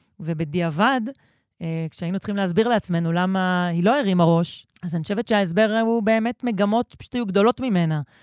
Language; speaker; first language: Hebrew; native; Hebrew